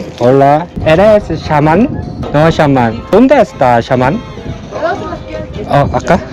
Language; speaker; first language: Spanish; non-native, learner; Korean